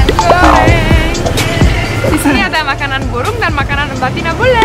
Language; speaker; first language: Indonesian; non-native, fluent; Romanian